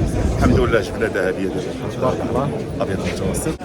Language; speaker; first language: Arabic; native; Arabic